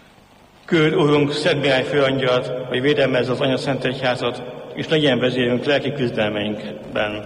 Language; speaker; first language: Hungarian; native; Hungarian